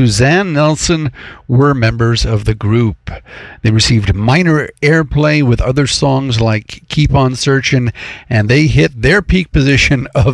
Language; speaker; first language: English; native; English